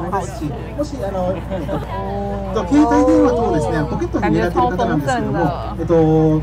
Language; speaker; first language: Japanese; native; Japanese